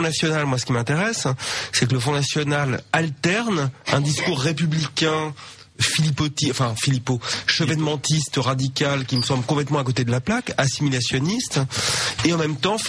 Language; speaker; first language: French; native; French